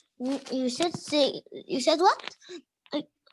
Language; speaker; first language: English; non-native, learner; Arabic